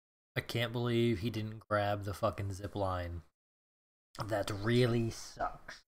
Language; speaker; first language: English; native; English